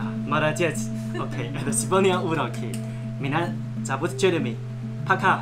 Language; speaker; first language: Russian; non-native, learner; Chinese